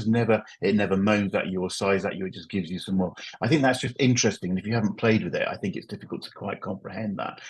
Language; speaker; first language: English; native; English